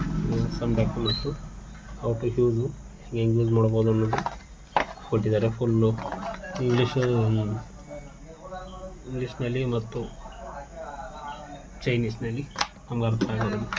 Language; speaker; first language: Kannada; native; Kannada